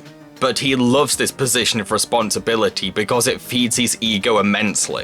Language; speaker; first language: English; native; English